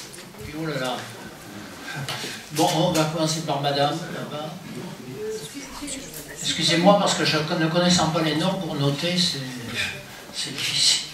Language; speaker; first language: French; native; French